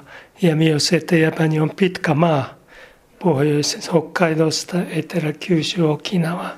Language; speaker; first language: Finnish; non-native, learner; Japanese